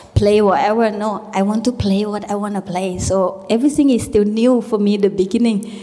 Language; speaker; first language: English; non-native, learner; Thai